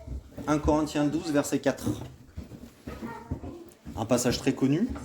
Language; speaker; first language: French; native; French